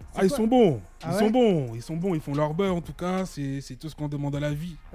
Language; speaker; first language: French; native; French